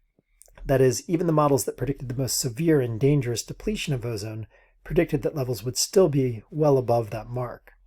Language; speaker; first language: English; native; English